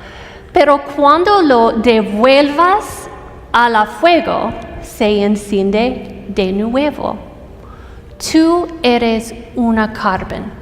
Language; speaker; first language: Spanish; non-native, fluent; English